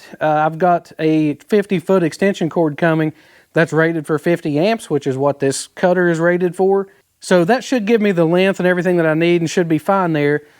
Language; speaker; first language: English; native; English